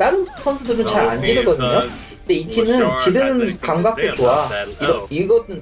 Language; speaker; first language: Korean; native; Korean